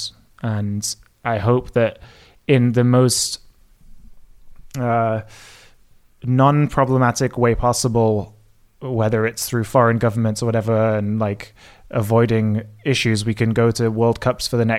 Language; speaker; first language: English; native; English